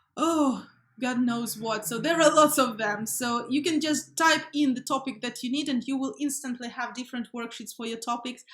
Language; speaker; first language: English; non-native, fluent; Ukrainian